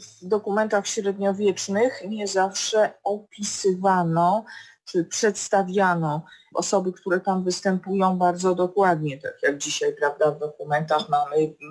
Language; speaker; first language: Polish; native; Polish